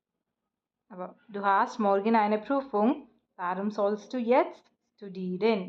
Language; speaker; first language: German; non-native, fluent; Malayalam